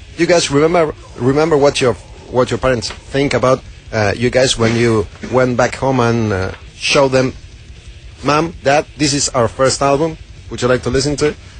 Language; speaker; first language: English; non-native, fluent; Spanish